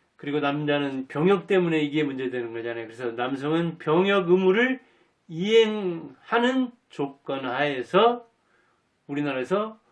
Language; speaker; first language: Korean; native; Korean